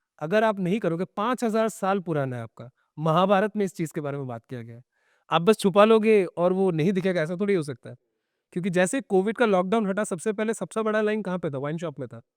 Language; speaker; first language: Hindi; non-native, local second language; Bangla